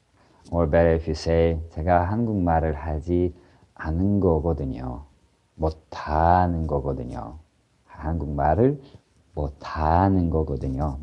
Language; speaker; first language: Korean; non-native, fluent; Ukrainian